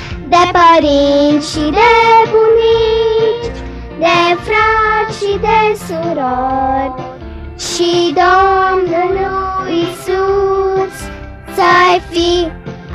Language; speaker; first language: Romanian; early bilingual, heritage; Romanian